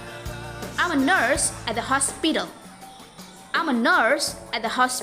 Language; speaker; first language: English; non-native, fluent; Indonesian